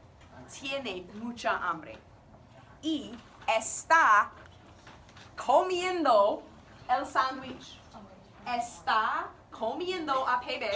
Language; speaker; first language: Spanish; non-native, learner; English